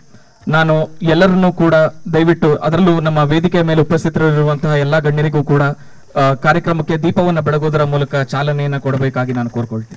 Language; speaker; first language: Kannada; native; Kannada